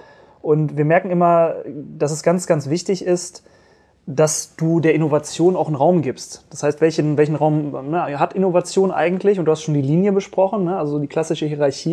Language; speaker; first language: German; native; German